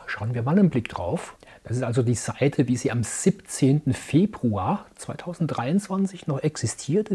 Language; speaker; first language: German; native; German